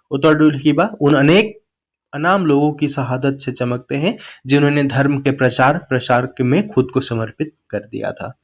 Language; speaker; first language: Hindi; non-native, local second language; Assamese